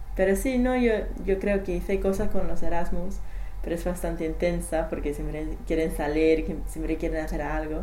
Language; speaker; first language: Spanish; non-native, learner; English